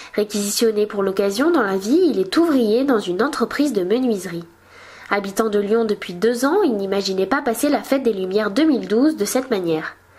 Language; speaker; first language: French; native; French